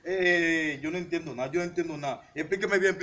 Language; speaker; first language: Spanish; native; Spanish